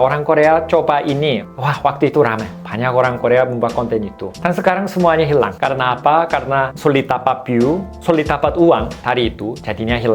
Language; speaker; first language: Indonesian; non-native, fluent; Korean